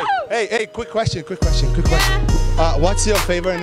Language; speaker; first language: English; non-native, fluent; Portuguese